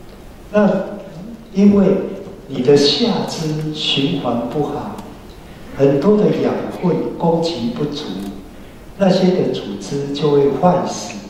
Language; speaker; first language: Chinese; native; Chinese